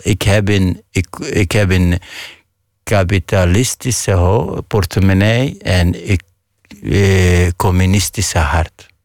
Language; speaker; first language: Dutch; non-native, fluent; Arabic